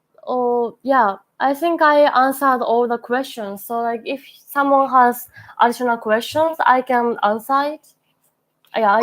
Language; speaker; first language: English; non-native, learner; Japanese